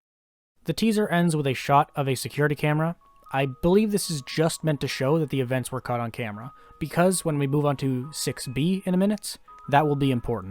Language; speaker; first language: English; native; English